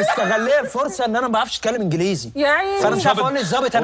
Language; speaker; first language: Arabic; native; Arabic